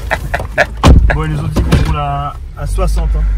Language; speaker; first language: French; native; French